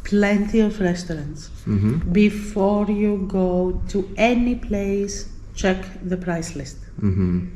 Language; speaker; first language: English; non-native, learner; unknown